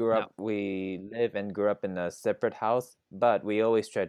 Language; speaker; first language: English; non-native, fluent; Thai